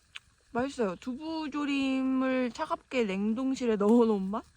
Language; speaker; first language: Korean; native; Korean